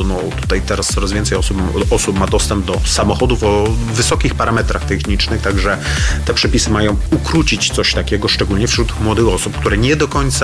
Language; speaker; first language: Polish; native; Polish